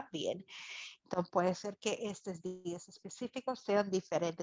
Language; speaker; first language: Spanish; non-native, fluent; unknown